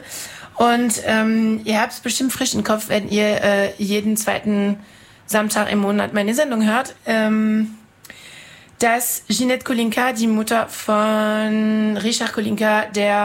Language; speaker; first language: German; non-native, fluent; French